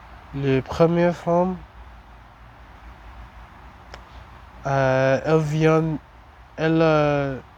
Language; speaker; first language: French; non-native, learner; English